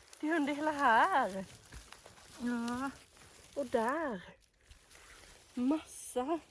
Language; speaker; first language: Swedish; non-native, learner; Thai